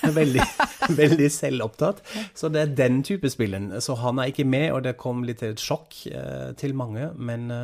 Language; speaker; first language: Norwegian; non-native, fluent; German